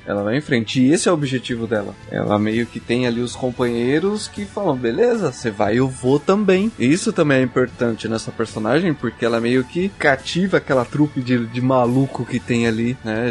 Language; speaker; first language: Portuguese; native; Portuguese